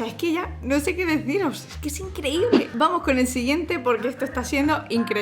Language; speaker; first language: Spanish; native; Spanish